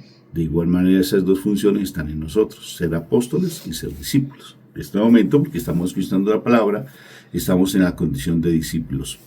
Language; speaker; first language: Spanish; native; Spanish